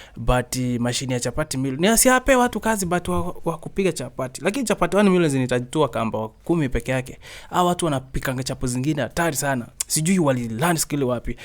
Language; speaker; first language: Swahili; native; Swahili